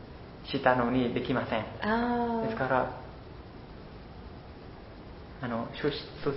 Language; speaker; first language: Japanese; non-native, learner; Khmer